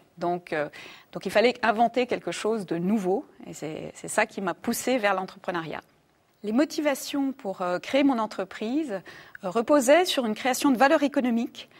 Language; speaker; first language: French; native; French